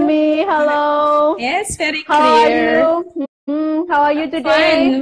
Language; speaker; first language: English; non-native, fluent; Indonesian